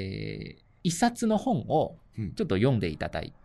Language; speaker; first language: Japanese; native; Japanese